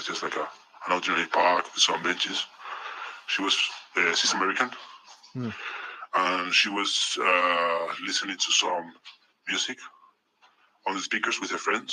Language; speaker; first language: English; non-native, fluent; Spanish